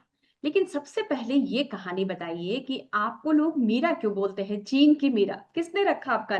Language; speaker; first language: Hindi; native; Hindi